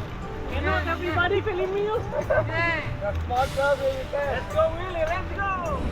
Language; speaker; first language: English; non-native, learner; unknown